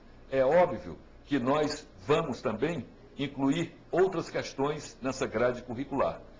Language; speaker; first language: Portuguese; native; Portuguese